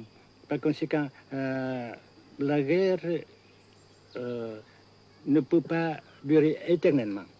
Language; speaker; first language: French; non-native, local second language; Vietnamese